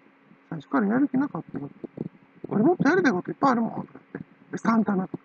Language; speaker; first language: Japanese; native; Japanese